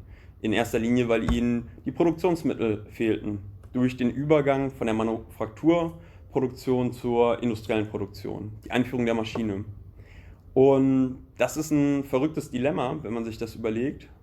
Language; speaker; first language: German; native; German